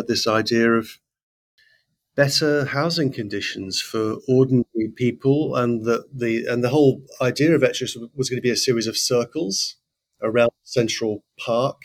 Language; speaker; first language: English; native; English